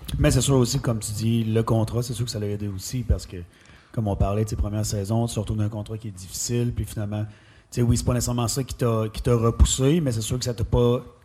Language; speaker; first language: French; native; French